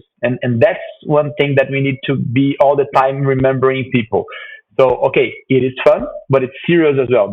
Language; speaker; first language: English; non-native, fluent; Portuguese